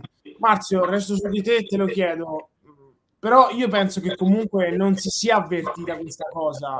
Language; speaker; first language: Italian; native; Italian